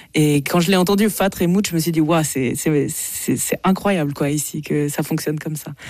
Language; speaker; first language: French; native; French